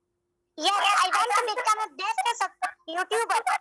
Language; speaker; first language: English; non-native, learner; Hindi